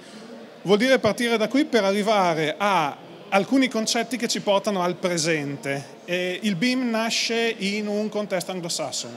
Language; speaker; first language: Italian; native; Italian